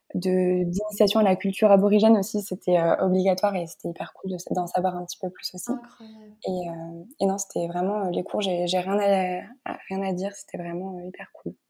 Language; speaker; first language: French; native; French